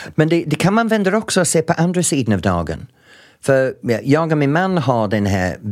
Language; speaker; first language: Swedish; non-native, fluent; English